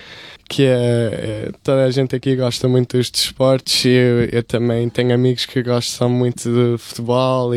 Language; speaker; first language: Portuguese; early bilingual, heritage; English